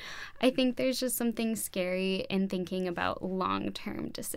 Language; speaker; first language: English; native; English